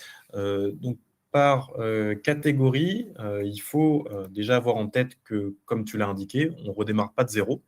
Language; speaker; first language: French; native; French